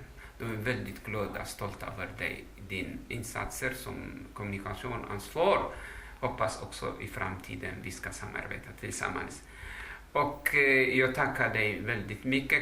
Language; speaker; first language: Swedish; non-native, fluent; Tigrinya